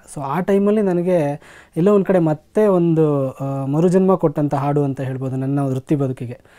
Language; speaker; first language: Kannada; native; Kannada